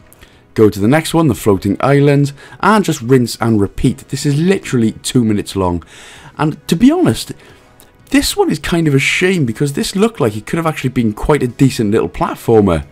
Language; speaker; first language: English; native; English